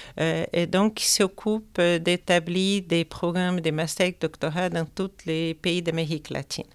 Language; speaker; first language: French; non-native, fluent; Portuguese